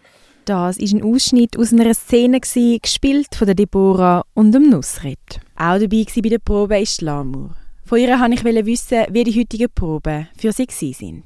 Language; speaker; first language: German; native; German